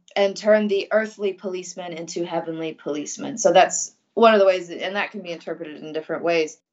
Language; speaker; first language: English; early bilingual, other home language; Russian